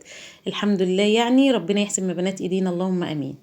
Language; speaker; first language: Arabic; native; Arabic